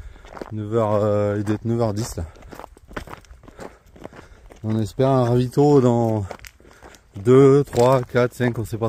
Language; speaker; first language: French; native; French